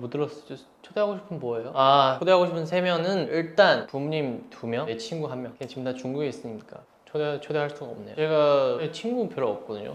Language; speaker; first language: Korean; non-native, fluent; Chinese